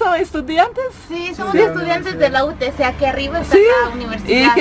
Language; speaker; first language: Spanish; native; Spanish